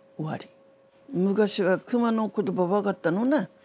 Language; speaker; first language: Japanese; native; Japanese